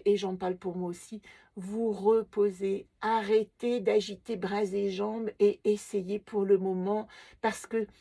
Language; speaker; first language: French; native; French